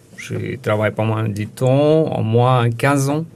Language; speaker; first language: French; non-native, learner; Ukrainian